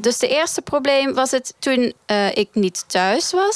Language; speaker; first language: Dutch; non-native, fluent; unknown